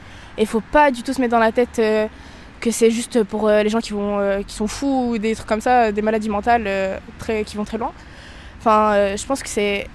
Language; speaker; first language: French; native; French